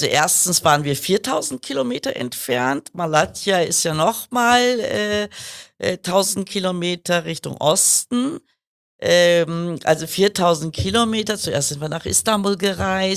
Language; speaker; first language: German; early bilingual, other home language; Kurdish